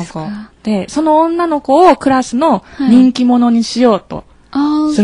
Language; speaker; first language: Japanese; native; Japanese